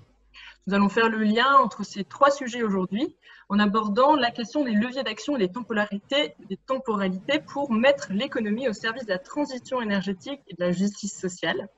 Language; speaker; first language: French; native; French